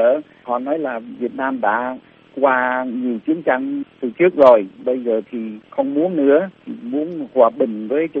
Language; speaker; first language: Vietnamese; early bilingual, heritage; Vietnamese